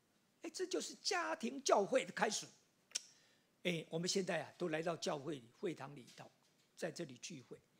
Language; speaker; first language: Chinese; native; Chinese